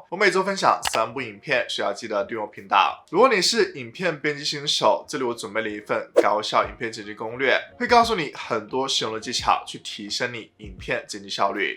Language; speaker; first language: Chinese; native; Chinese